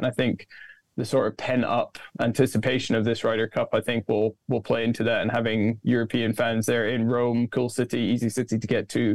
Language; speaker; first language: English; native; English